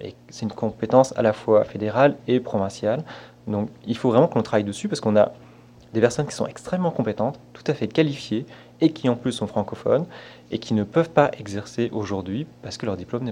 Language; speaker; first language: French; native; French